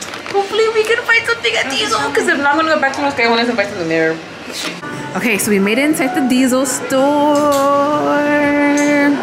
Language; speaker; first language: English; early bilingual, other home language; Spanish